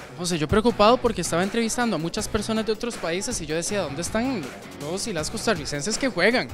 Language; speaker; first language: Spanish; native; Spanish